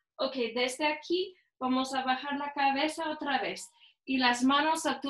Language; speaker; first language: Spanish; non-native, learner; English